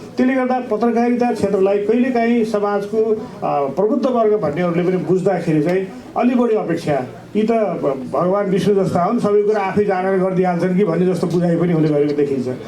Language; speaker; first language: Nepali; native; Nepali